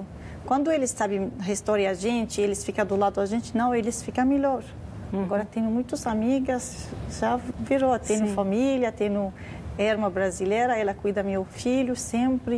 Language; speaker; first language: Portuguese; non-native, learner; Arabic